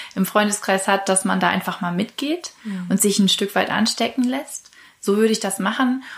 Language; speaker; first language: German; native; German